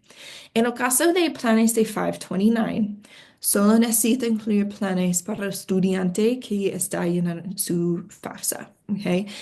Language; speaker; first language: Spanish; non-native, fluent; English